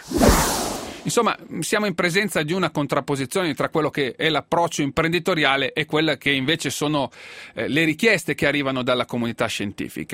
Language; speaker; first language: Italian; native; Italian